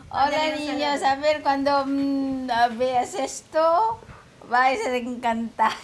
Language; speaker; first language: Spanish; non-native, learner; Filipino